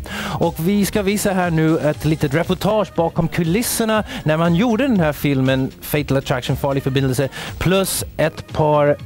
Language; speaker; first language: Swedish; native; Swedish